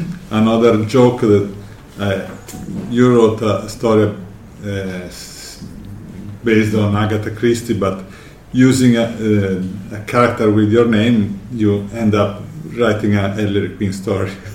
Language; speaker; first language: English; non-native, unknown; Italian